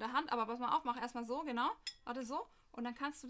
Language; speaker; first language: German; native; German